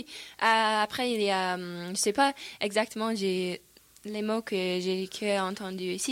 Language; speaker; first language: French; non-native, fluent; English